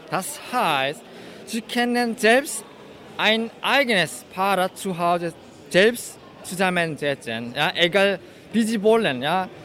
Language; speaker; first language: German; non-native, fluent; Korean